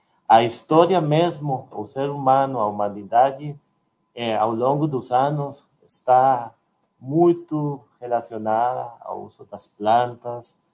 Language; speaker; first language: Portuguese; non-native, learner; Spanish